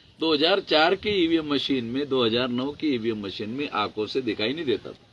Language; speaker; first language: Hindi; non-native, local second language; Marathi